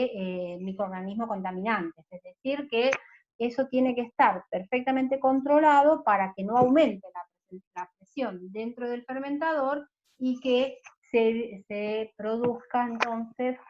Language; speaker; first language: Spanish; native; Spanish